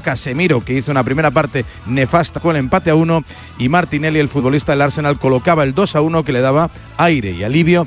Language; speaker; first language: Spanish; native; Spanish